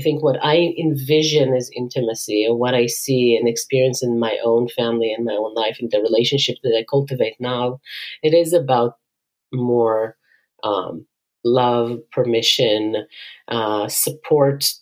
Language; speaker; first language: English; non-native, fluent; Hebrew